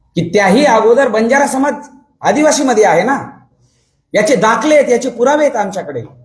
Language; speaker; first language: Marathi; non-native, local second language; Lambadi